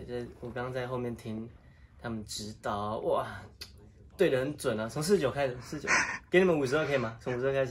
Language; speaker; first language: Chinese; native; Chinese